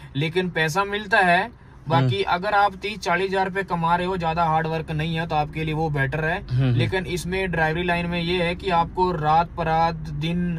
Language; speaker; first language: Hindi; native; Hindi